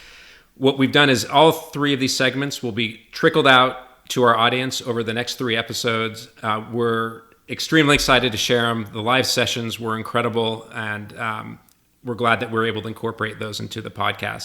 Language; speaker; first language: English; native; English